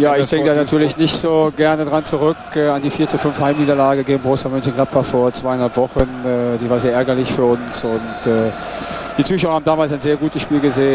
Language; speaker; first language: German; native; German